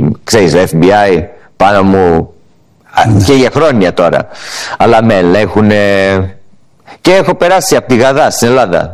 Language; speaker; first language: Greek; early bilingual, heritage; English